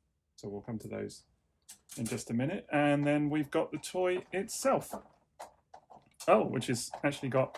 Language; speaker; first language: English; native; English